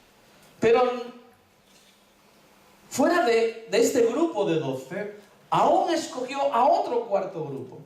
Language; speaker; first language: Spanish; native; Spanish